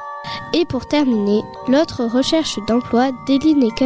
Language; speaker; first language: French; native; French